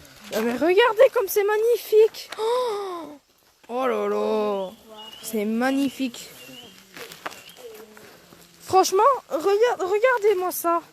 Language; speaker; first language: French; native; French